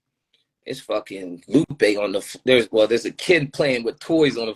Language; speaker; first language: English; native; English